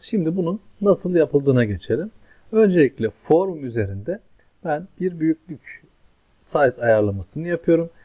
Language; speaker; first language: Turkish; native; Turkish